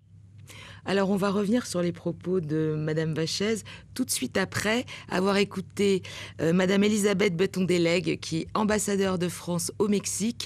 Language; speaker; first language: French; native; French